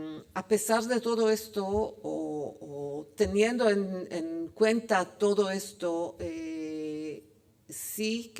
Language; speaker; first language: Spanish; non-native, fluent; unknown